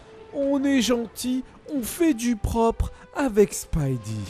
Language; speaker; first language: French; native; French